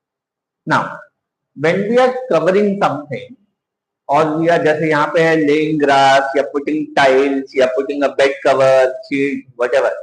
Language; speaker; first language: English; non-native, local second language; Hindi